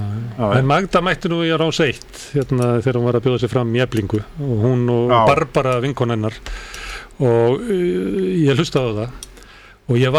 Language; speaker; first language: Icelandic; native; Icelandic